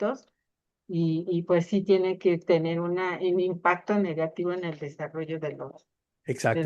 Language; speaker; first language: Spanish; native; Spanish